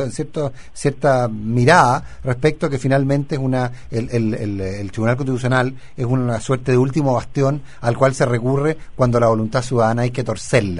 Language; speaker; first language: Spanish; native; Spanish